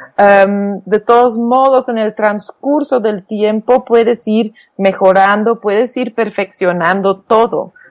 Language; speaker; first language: Spanish; non-native, fluent; Dutch